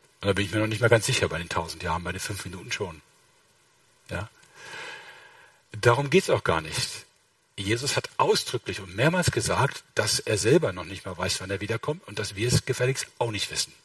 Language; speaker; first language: German; native; German